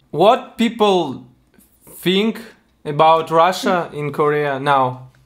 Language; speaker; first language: English; non-native, learner; Russian